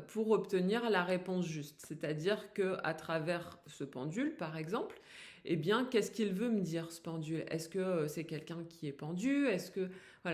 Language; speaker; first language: French; native; French